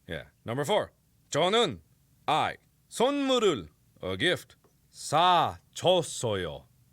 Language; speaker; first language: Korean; non-native, learner; English